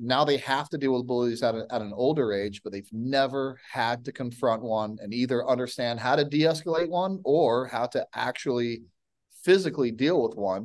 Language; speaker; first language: English; native; English